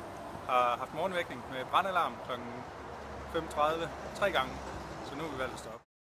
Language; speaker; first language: Danish; native; Danish